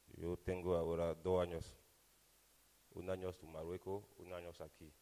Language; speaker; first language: Spanish; non-native, learner; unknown